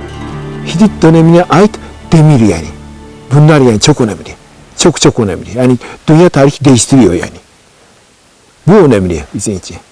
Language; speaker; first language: Turkish; non-native, fluent; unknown